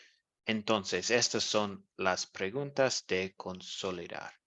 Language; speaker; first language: Spanish; non-native, fluent; English